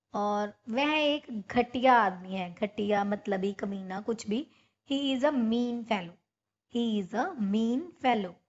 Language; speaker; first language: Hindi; non-native, local second language; Punjabi